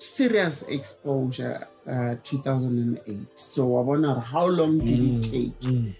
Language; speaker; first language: English; non-native, local second language; Southern Sotho